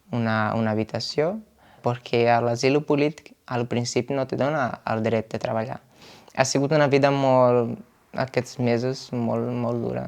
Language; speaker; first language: Catalan; non-native, fluent; Portuguese